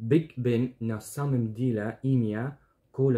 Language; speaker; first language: Russian; non-native, learner; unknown